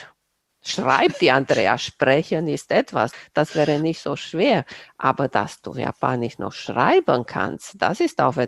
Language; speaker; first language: German; non-native, fluent; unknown